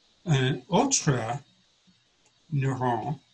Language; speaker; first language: French; non-native, learner; English